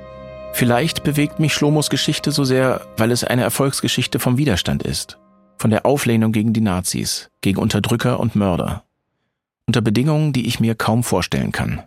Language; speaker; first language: German; native; German